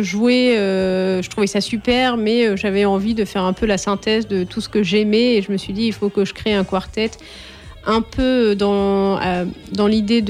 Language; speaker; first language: French; native; French